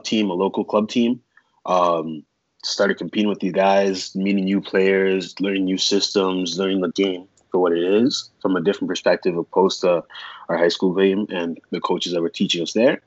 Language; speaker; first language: English; native; English